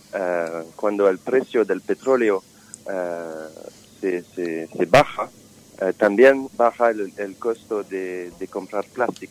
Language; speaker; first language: Spanish; non-native, fluent; French